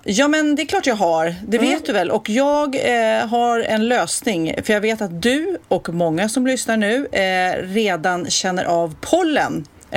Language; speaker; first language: Swedish; native; Swedish